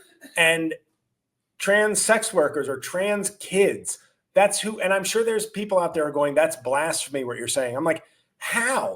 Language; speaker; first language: English; native; English